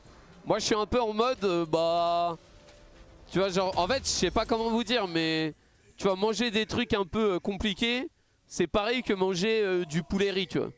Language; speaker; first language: French; native; French